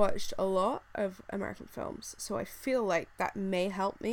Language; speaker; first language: English; native; English